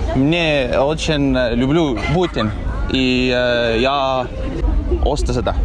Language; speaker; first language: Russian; non-native, learner; Estonian